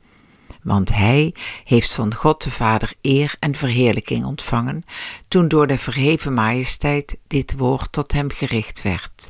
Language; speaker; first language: Dutch; native; Dutch